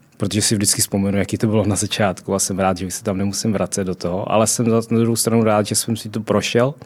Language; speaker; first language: Czech; early bilingual, other home language; Vietnamese